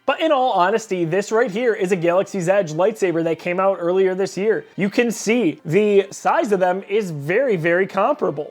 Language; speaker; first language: English; native; English